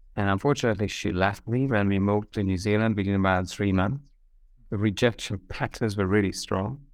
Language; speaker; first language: English; non-native, fluent; Hungarian